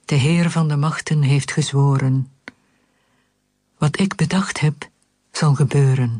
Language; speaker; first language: Dutch; native; Dutch